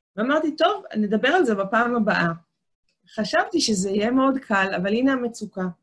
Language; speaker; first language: Hebrew; native; Hebrew